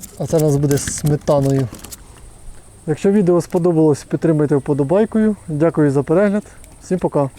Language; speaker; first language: Ukrainian; native; Ukrainian